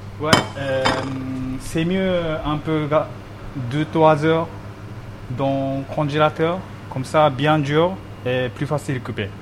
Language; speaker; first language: French; non-native, learner; Japanese